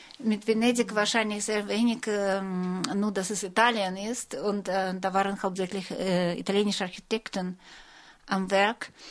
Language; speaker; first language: German; non-native, fluent; Russian